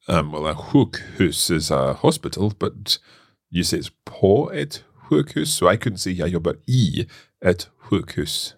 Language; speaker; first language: Swedish; non-native, learner; English